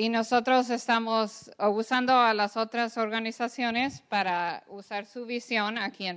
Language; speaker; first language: Spanish; early bilingual, heritage; English